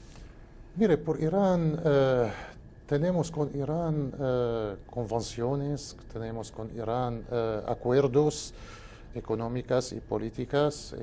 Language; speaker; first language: Spanish; non-native, fluent; Arabic